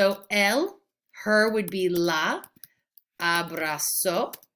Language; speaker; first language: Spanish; non-native, fluent; English